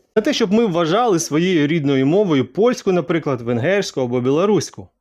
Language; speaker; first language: Ukrainian; non-native, local second language; Russian